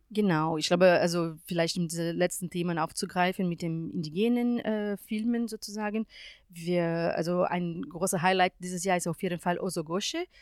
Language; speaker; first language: German; non-native, fluent; Portuguese